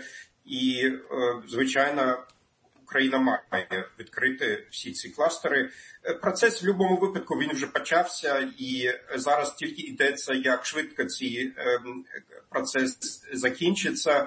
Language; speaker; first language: Ukrainian; non-native, fluent; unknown